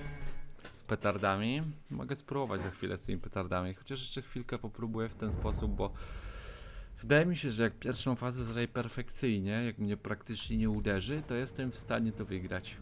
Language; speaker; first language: Polish; native; Polish